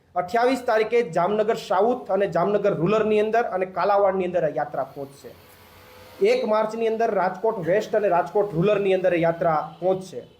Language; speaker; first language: Gujarati; native; Gujarati